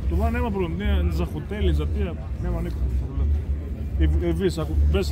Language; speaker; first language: Bulgarian; non-native, learner; Greek